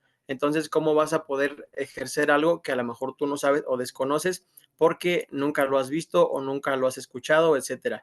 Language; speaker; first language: Spanish; native; Spanish